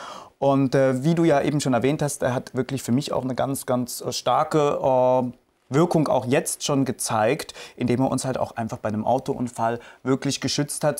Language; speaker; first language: German; native; German